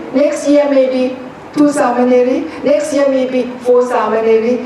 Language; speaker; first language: English; non-native, fluent; Thai